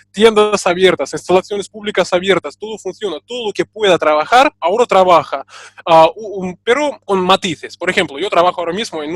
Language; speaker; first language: Spanish; non-native, fluent; Russian